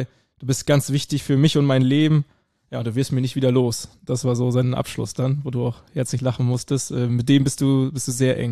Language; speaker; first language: German; native; German